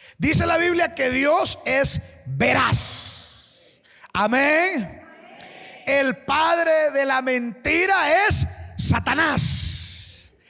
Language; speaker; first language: Spanish; native; Spanish